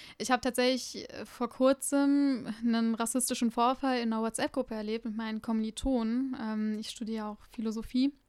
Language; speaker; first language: German; early bilingual, other home language; Urdu